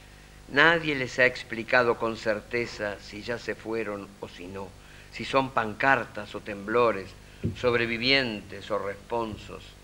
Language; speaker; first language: Spanish; native; Spanish